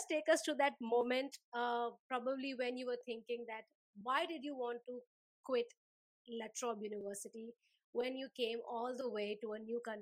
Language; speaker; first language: English; non-native, local second language; Hindi